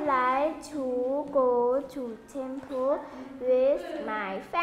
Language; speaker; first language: English; non-native, learner; Thai